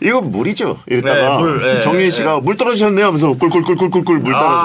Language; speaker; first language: Korean; native; Korean